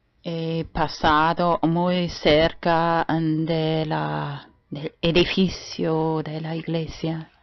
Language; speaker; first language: Spanish; non-native, fluent; German